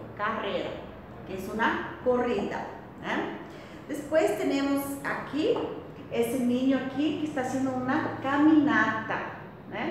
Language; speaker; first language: Spanish; non-native, fluent; Portuguese